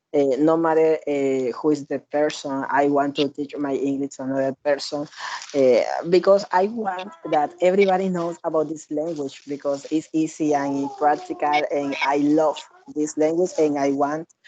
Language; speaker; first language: English; non-native, learner; Spanish